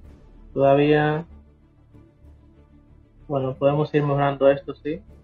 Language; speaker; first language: Spanish; native; Spanish